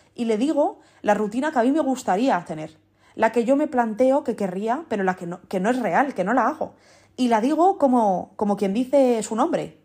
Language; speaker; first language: Spanish; early bilingual, other home language; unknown